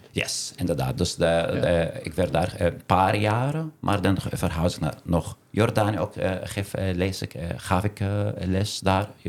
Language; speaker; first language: Dutch; non-native, learner; Arabic